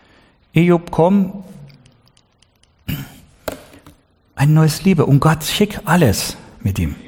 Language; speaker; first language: German; non-native, learner; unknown